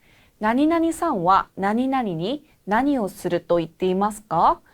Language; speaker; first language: Japanese; non-native, fluent; Korean